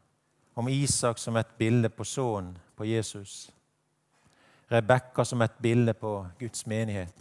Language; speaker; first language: Norwegian; native; Norwegian